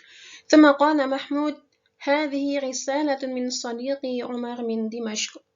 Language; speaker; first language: Arabic; non-native, fluent; Indonesian